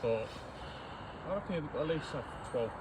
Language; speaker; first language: English; native; English